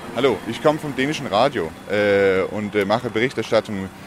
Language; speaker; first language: German; non-native, fluent; Danish